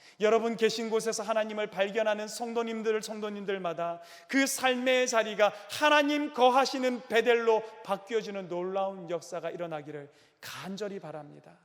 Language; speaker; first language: Korean; native; Korean